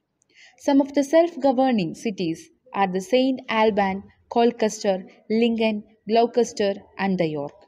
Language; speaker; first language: English; non-native, local second language; Malayalam